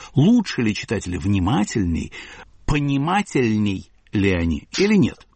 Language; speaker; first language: Russian; native; Russian